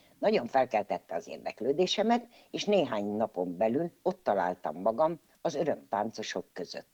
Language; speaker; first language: Hungarian; native; Hungarian